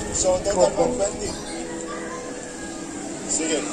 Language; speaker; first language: Filipino; non-native, learner; Arabic